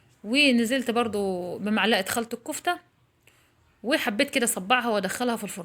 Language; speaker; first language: Arabic; native; Arabic